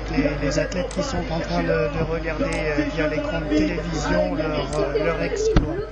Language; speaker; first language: French; native; French